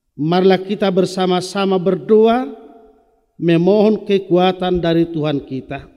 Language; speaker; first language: Indonesian; non-native, local second language; Batak Toba